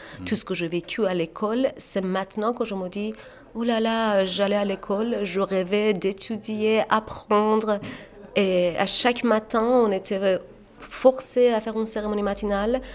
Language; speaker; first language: French; non-native, fluent; Persian